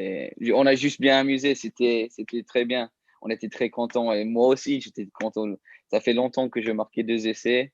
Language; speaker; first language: French; early bilingual, heritage; English